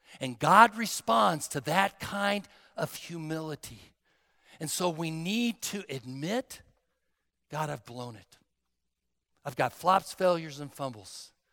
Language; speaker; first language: English; native; English